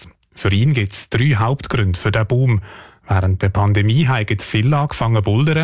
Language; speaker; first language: German; native; German